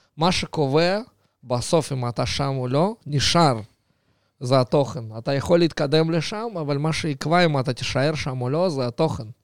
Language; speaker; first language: Hebrew; early bilingual, other home language; Russian